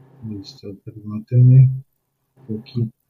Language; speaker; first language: Spanish; native; Spanish